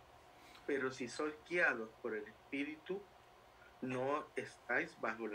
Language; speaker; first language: Spanish; native; Spanish